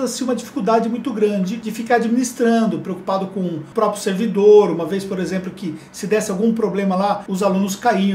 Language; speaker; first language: Portuguese; native; Portuguese